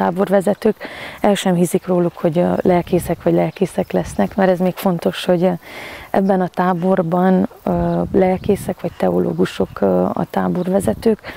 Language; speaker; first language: Hungarian; native; Hungarian